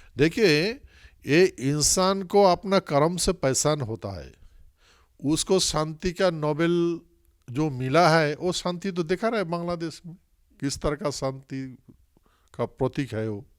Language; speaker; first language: Hindi; non-native, local second language; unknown